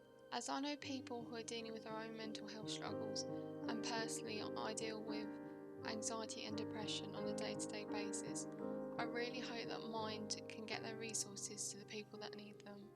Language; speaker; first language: English; native; English